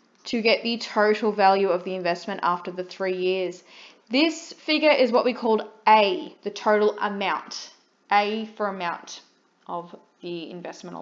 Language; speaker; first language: English; native; English